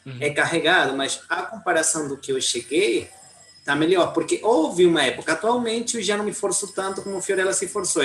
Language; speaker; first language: Portuguese; non-native, fluent; Spanish